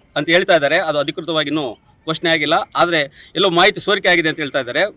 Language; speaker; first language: Kannada; native; Kannada